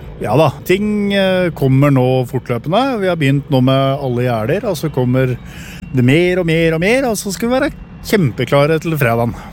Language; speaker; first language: Norwegian; native; Norwegian